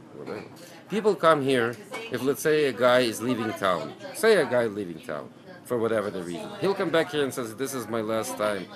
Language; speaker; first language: English; non-native, fluent; Ukrainian